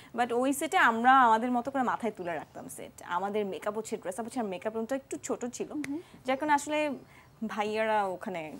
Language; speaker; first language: Bangla; native; Bangla